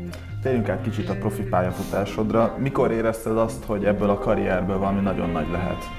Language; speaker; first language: Hungarian; native; Hungarian